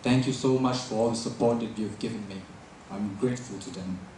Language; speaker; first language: English; non-native, local second language; Malay